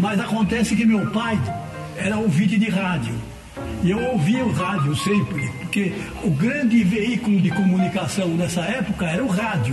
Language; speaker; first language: Portuguese; native; Portuguese